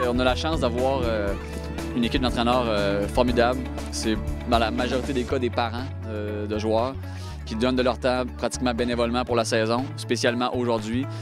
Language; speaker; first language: French; native; French